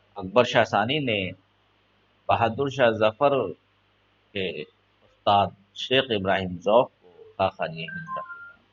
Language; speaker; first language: Urdu; native; Urdu